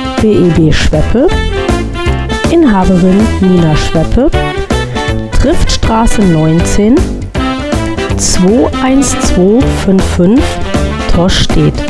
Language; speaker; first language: German; native; German